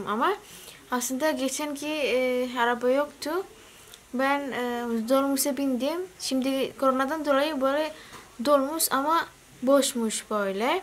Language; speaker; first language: Turkish; non-native, learner; Indonesian